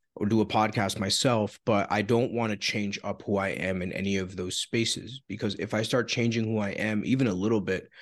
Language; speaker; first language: English; native; English